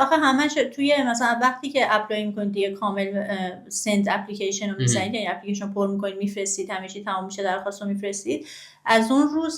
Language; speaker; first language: Persian; native; Persian